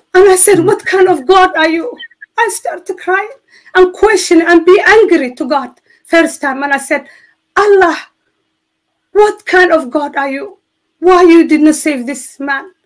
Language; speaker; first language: English; non-native, fluent; Somali